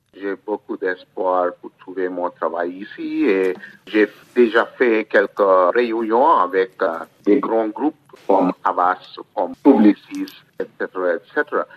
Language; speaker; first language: French; non-native, learner; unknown